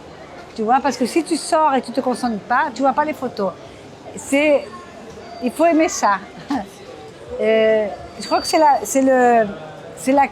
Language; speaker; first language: French; non-native, fluent; Portuguese